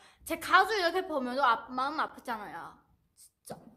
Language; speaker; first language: Korean; non-native, fluent; Chinese